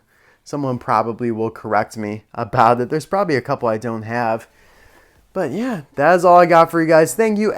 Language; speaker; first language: English; native; English